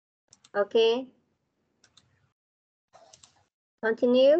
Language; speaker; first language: English; non-native, learner; Vietnamese